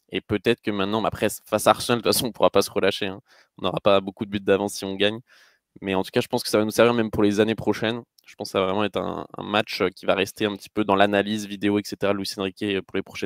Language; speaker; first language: French; native; French